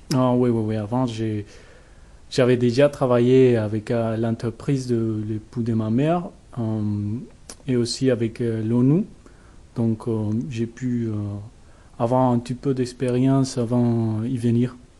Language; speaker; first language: French; non-native, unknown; Spanish